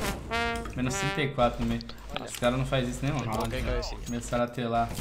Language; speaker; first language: Portuguese; native; Portuguese